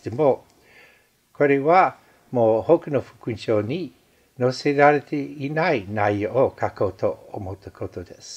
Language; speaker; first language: Japanese; non-native, fluent; English